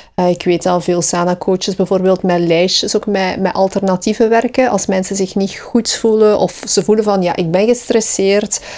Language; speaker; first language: Dutch; native; Dutch